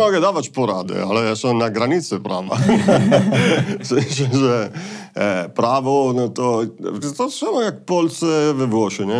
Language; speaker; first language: Polish; non-native, fluent; Italian